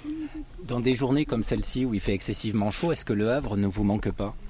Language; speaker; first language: French; native; French